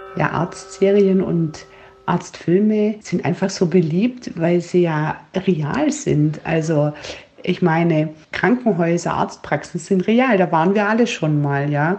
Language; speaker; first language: German; native; German